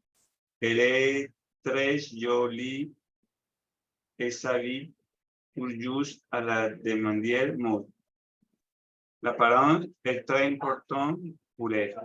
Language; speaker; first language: French; non-native, learner; Spanish